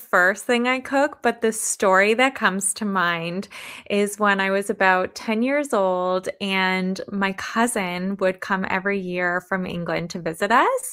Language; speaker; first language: English; native; English